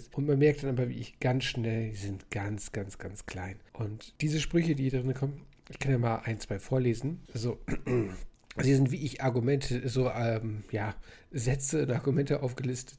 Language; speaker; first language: German; native; German